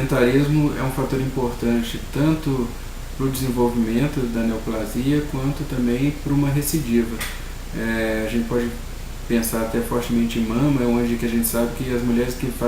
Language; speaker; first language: Portuguese; native; Portuguese